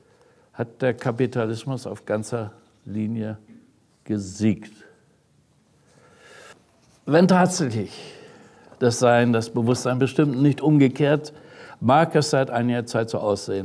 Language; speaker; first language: German; native; German